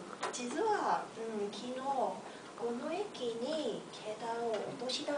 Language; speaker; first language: Japanese; non-native, learner; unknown